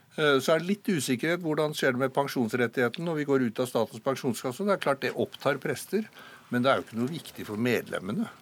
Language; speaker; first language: Norwegian; native; Norwegian